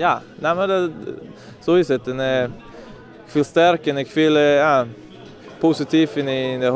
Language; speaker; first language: Dutch; non-native, learner; Swedish